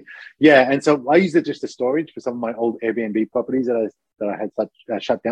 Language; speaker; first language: English; native; English